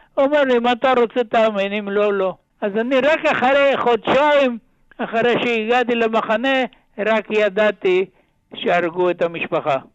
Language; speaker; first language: Hebrew; non-native, fluent; Ladino